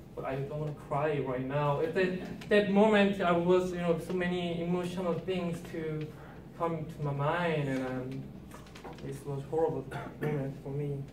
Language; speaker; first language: English; non-native, learner; Korean